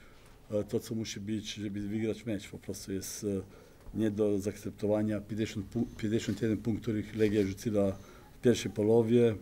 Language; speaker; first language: Polish; non-native, fluent; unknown